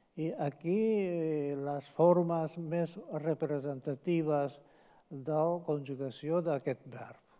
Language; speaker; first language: Catalan; non-native, fluent; Japanese